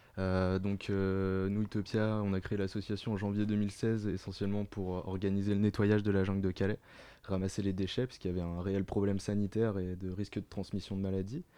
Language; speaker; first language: French; native; French